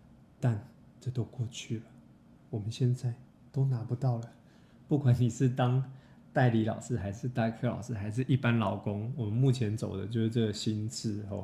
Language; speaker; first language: Chinese; native; Chinese